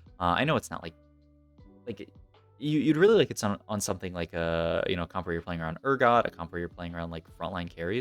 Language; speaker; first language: English; native; English